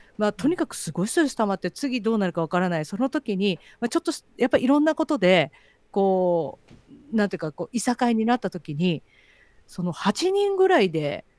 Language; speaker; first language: Japanese; native; Japanese